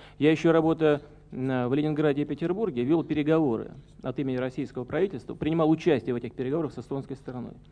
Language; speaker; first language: Russian; native; Russian